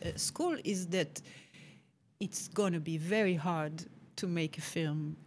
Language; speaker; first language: English; non-native, fluent; Hebrew